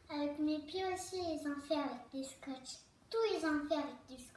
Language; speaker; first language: French; early bilingual, other home language; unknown